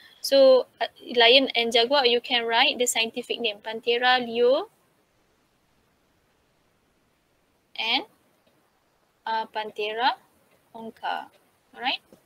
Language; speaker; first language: English; non-native, local second language; Malay